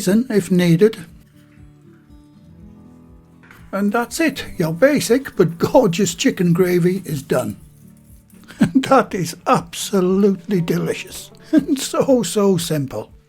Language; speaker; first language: English; native; English